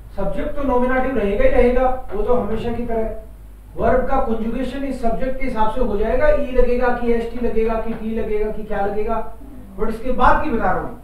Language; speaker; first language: Hindi; native; Hindi